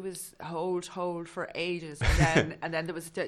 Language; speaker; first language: English; native; English